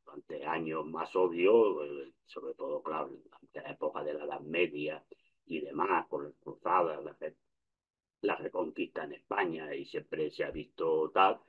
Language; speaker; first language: Spanish; native; Spanish